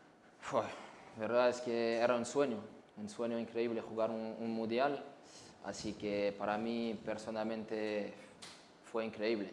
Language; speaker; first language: Spanish; non-native, learner; Arabic